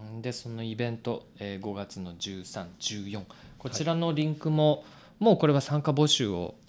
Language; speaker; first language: Japanese; native; Japanese